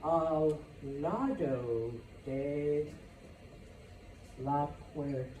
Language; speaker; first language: Spanish; non-native, fluent; English